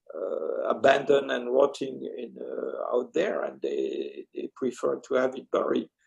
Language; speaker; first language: English; early bilingual, other home language; French